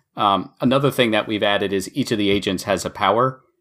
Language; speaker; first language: English; native; English